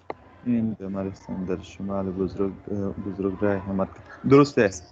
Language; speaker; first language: Persian; non-native, learner; Urdu